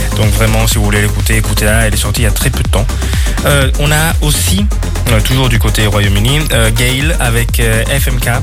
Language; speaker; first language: French; non-native, fluent; Portuguese